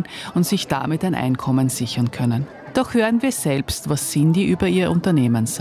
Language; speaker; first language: German; native; German